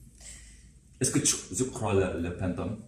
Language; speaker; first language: French; non-native, learner; Indonesian